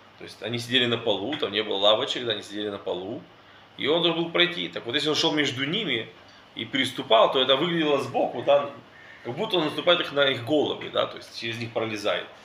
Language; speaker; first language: Russian; early bilingual, heritage; Russian